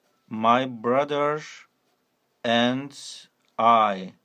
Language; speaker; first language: English; non-native, fluent; Turkish